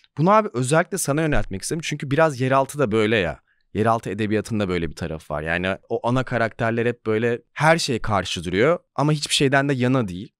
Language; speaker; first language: Turkish; native; Turkish